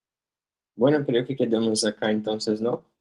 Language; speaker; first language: Spanish; non-native, fluent; Portuguese